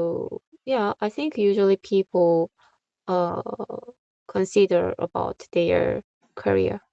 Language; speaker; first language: English; non-native, fluent; Korean